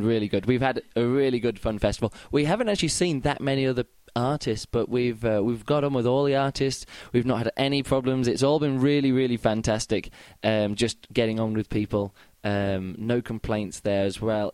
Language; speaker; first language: English; native; English